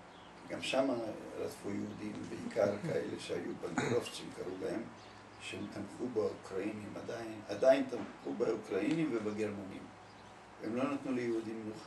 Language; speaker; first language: Hebrew; early bilingual, other home language; Polish